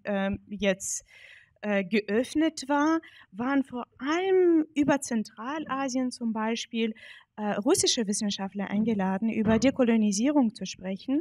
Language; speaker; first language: German; non-native, fluent; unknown